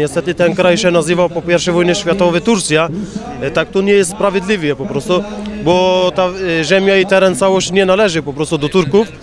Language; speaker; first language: Polish; non-native, fluent; Kurdish